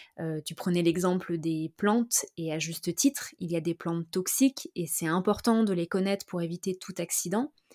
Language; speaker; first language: French; native; French